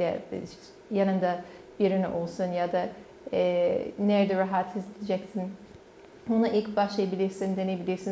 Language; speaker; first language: Turkish; non-native, learner; English